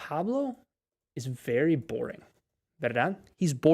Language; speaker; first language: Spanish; non-native, fluent; English